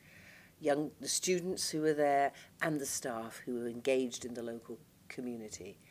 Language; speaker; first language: English; native; English